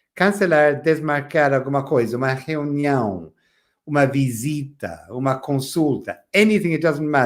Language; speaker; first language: Portuguese; non-native, fluent; English